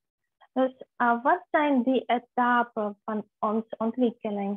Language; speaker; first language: Dutch; non-native, fluent; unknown